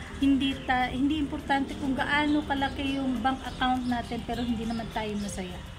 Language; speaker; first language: Filipino; non-native, local second language; Cebuano